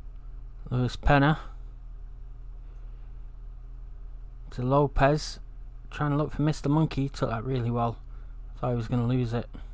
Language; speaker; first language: English; native; English